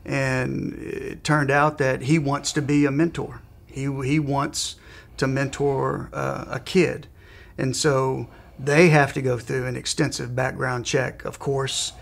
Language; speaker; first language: English; native; English